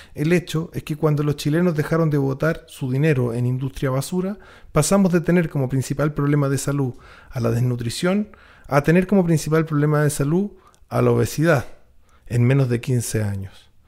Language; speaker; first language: Spanish; native; Spanish